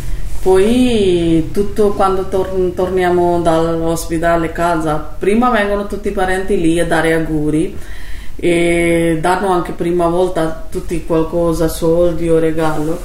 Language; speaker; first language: Italian; non-native, learner; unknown